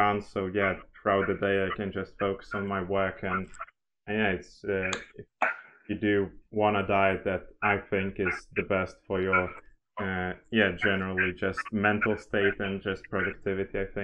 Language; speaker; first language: English; non-native, fluent; Lithuanian